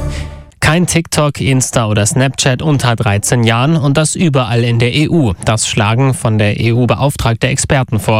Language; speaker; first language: German; native; German